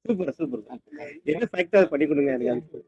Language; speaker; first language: Tamil; native; Tamil